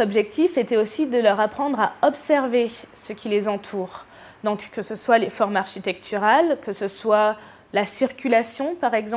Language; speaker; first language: French; native; French